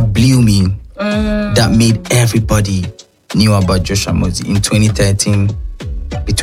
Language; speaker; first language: English; non-native, local second language; Akan